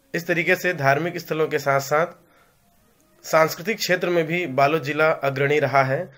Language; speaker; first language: Hindi; native; Hindi